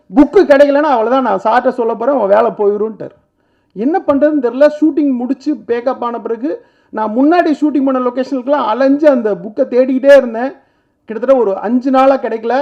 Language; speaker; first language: Tamil; native; Tamil